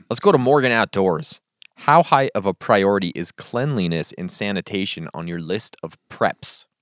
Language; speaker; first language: English; native; English